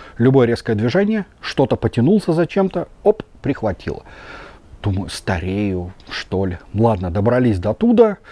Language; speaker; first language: Russian; native; Russian